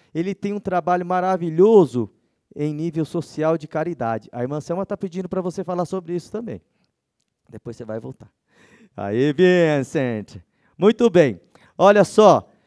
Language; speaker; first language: Portuguese; native; Portuguese